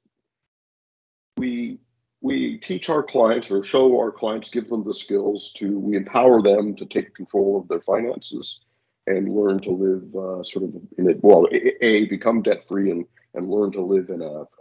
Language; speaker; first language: English; native; English